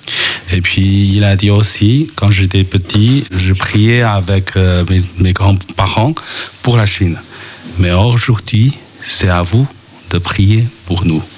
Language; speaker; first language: French; non-native, learner; Chinese